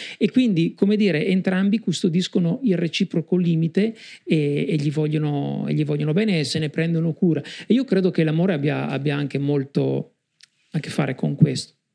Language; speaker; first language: Italian; native; Italian